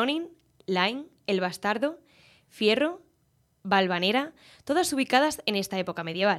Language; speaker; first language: Spanish; native; Spanish